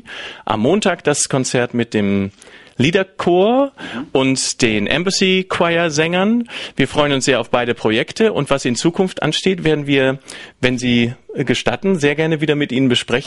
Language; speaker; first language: German; native; German